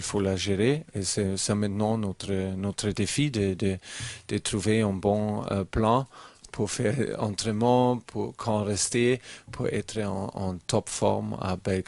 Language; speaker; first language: French; non-native, learner; German